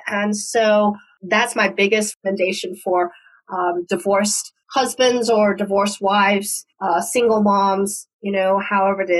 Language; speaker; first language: English; non-native, local second language; Cantonese